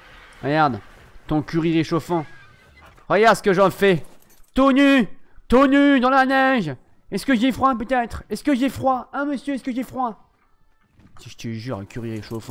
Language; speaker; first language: French; native; French